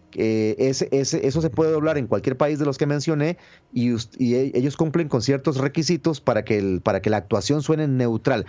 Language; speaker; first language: Spanish; native; Spanish